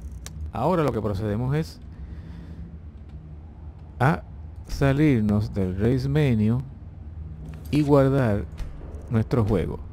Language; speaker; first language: Spanish; native; Spanish